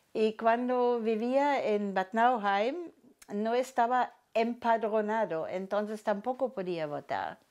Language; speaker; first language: Spanish; non-native, fluent; German